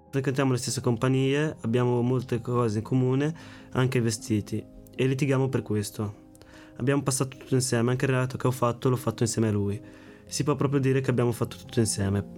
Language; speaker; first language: Italian; early bilingual, other home language; Arabic